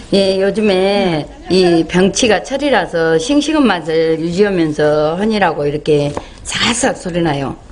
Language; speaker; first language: Korean; native; Korean